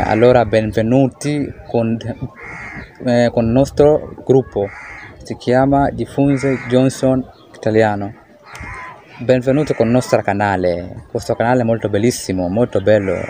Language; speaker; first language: Italian; non-native, learner; Swahili